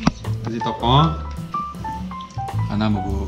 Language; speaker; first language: Korean; non-native, learner; French